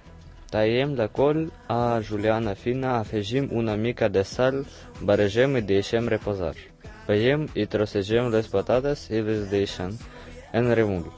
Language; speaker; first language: Catalan; non-native, learner; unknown